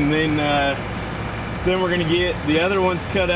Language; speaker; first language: English; native; English